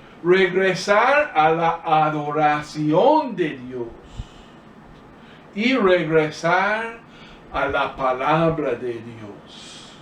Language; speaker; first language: Spanish; non-native, fluent; English